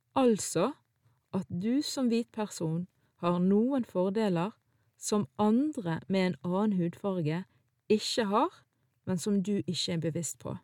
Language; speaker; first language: Norwegian; early bilingual, other home language; Arabic